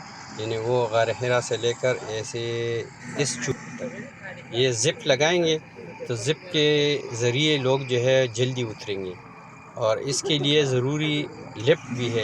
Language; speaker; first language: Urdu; non-native, local second language; Pashto